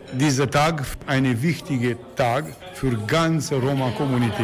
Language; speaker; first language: German; non-native, learner; Romanian